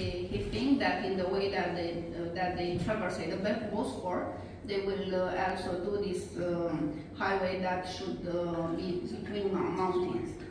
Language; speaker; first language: English; non-native, fluent; Romanian